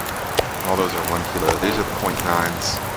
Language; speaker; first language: English; native; English